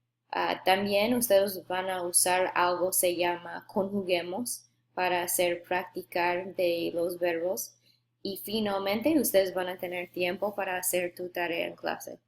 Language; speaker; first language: Spanish; non-native, fluent; English